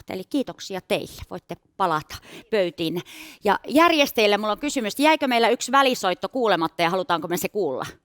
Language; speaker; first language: Finnish; native; Finnish